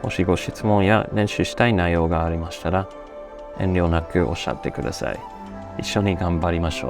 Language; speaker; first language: Japanese; non-native, fluent; English